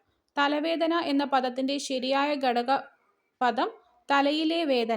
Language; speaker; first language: Malayalam; native; Malayalam